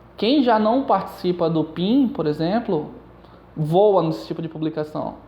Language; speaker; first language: Portuguese; native; Portuguese